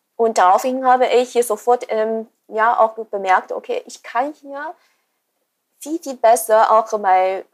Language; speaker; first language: German; non-native, fluent; Chinese